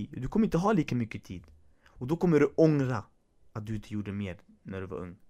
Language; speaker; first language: Swedish; early bilingual, other home language; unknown